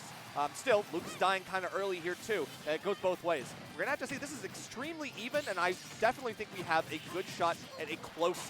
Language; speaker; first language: English; native; English